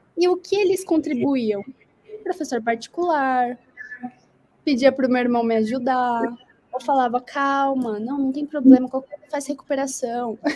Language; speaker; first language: Portuguese; native; Portuguese